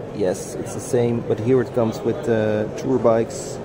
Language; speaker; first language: English; non-native, fluent; Dutch